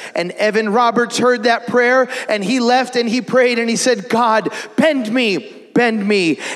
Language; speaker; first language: English; native; English